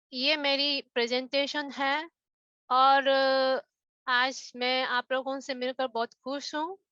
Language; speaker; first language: Hindi; non-native, fluent; Japanese